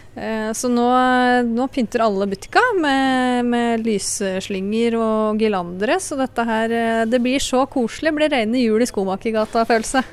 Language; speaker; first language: Norwegian; native; Norwegian